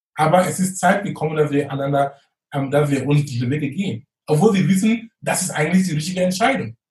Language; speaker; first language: German; non-native, fluent; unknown